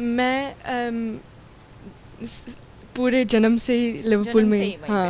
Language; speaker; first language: Hindi; non-native, learner; Sindhi